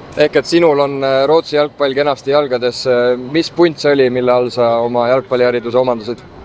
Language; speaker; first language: Estonian; native; Estonian